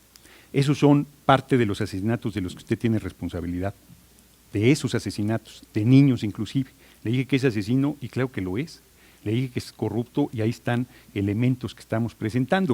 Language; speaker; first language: Spanish; native; Spanish